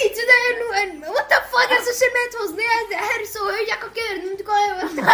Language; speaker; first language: Norwegian; non-native, fluent; Arabic